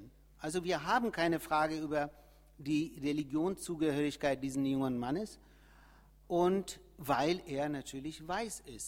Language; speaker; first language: German; non-native, fluent; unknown